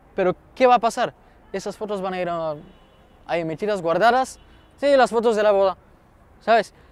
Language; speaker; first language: Spanish; non-native, fluent; Bulgarian